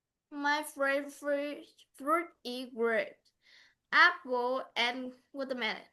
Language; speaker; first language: English; non-native, learner; Vietnamese